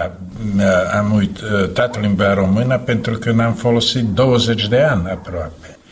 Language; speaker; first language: Romanian; non-native, fluent; Slovak